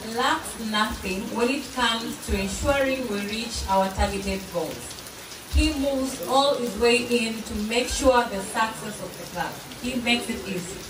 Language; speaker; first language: English; non-native, local second language; Swahili